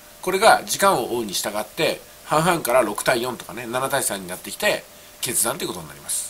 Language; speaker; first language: Japanese; native; Japanese